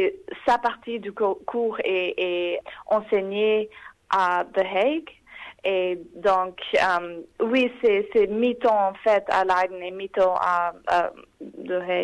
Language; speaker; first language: French; non-native, fluent; English